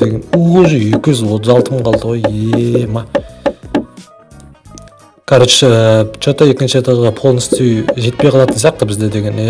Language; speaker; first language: Kazakh; native; Kazakh